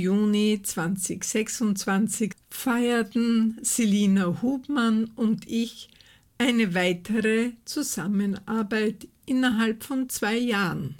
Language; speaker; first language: German; native; German